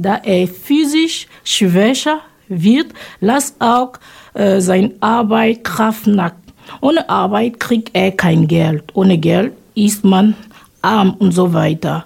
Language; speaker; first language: German; non-native, fluent; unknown